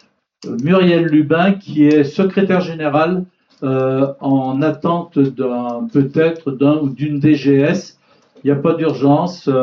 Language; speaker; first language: French; native; French